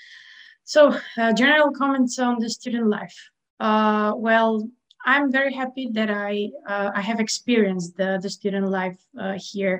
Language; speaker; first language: English; non-native, fluent; Macedonian